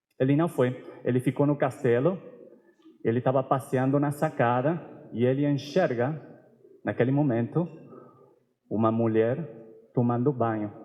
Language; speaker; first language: Portuguese; non-native, fluent; Spanish